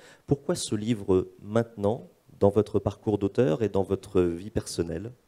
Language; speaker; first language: French; native; French